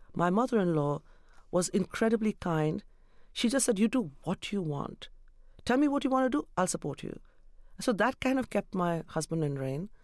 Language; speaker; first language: English; non-native, local second language; Urdu